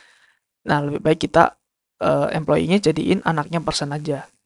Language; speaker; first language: Indonesian; native; Indonesian